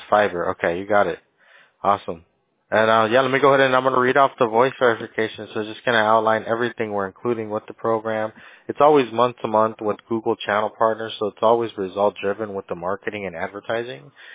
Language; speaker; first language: English; early bilingual, other home language; Spanish